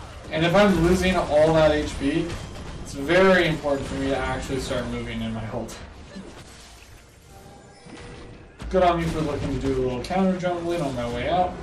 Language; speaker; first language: English; native; English